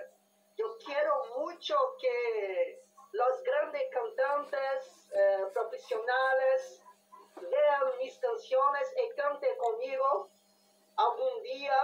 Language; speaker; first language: Spanish; non-native, learner; Portuguese